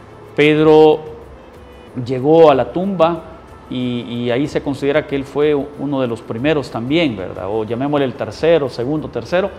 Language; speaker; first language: Spanish; native; Spanish